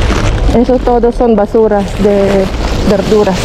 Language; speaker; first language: Spanish; non-native, fluent; Filipino